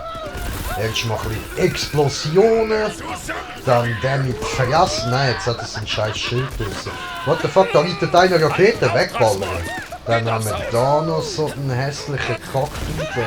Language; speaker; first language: German; native; German